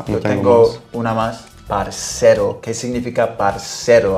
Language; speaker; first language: Spanish; non-native, fluent; English